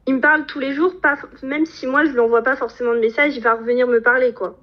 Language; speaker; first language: French; native; French